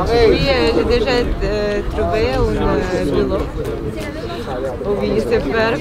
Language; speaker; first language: French; non-native, learner; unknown